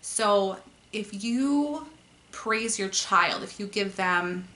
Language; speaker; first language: English; native; English